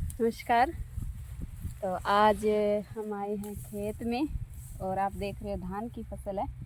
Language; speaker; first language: Hindi; native; Hindi